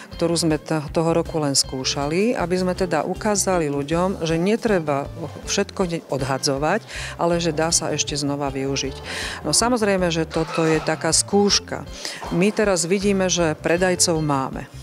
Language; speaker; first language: Slovak; native; Slovak